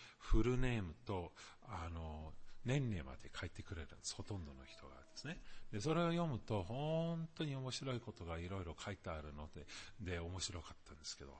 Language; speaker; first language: Japanese; non-native, fluent; German